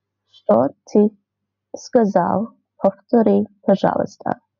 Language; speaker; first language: Russian; non-native, learner; English